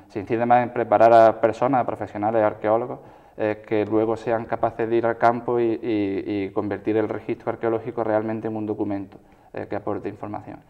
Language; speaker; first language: Spanish; native; Spanish